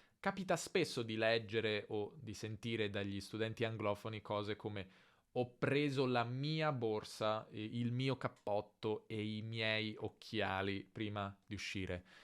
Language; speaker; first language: Italian; native; Italian